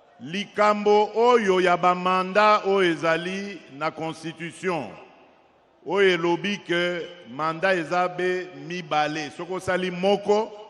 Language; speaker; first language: Lingala; non-native, local second language; Luba-Lulua